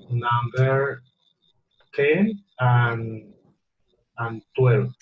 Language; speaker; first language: English; non-native, learner; Spanish